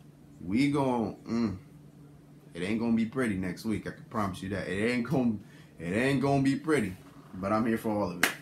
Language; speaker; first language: English; native; English